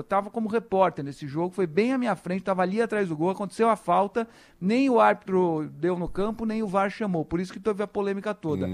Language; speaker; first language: Portuguese; native; Portuguese